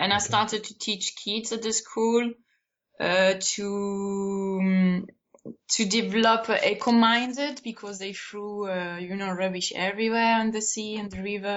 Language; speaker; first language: English; non-native, fluent; Spanish